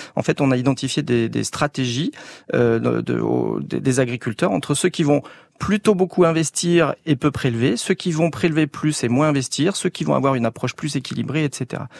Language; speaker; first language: French; native; French